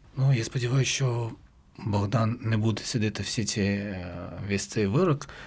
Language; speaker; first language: Ukrainian; non-native, local second language; Crimean Tatar